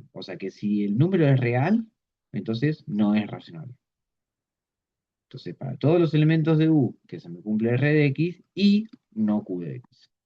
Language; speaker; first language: Spanish; native; Spanish